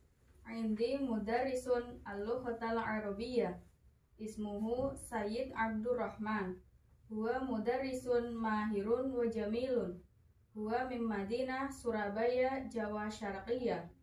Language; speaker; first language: Arabic; non-native, learner; Indonesian